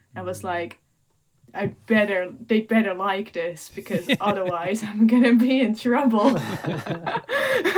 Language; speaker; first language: English; non-native, fluent; Dutch